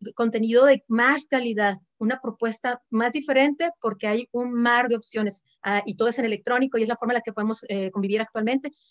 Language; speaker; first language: Spanish; native; Spanish